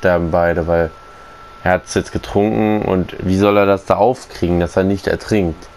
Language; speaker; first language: German; native; German